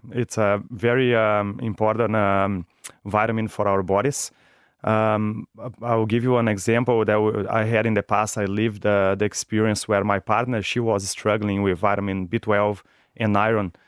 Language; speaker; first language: English; non-native, fluent; Portuguese